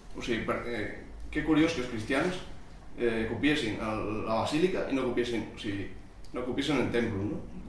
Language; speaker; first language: Catalan; non-native, local second language; Spanish